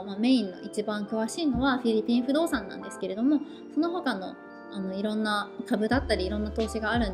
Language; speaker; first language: Japanese; native; Japanese